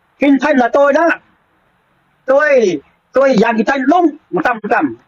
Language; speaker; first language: Vietnamese; non-native, local second language; Jarai